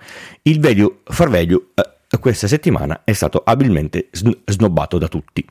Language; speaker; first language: Italian; native; Italian